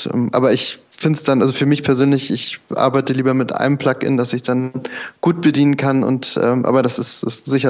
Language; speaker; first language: German; native; German